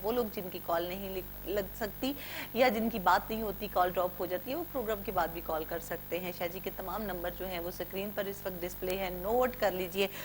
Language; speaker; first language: Urdu; native; Urdu